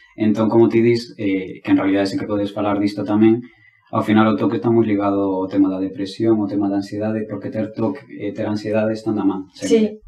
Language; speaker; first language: Galician; non-native, local second language; Spanish